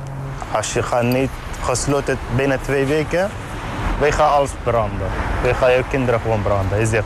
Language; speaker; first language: Dutch; non-native, learner; Arabic